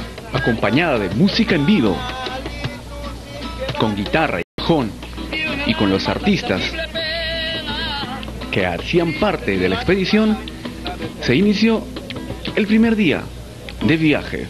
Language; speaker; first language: Spanish; native; Spanish